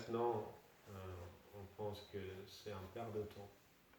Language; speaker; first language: French; non-native, fluent; Danish